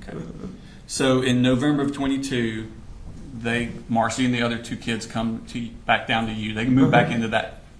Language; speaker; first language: English; native; English